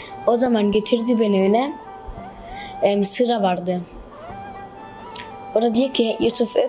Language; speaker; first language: Turkish; early bilingual, heritage; Turkish